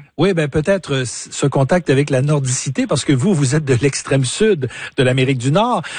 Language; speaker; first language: French; native; French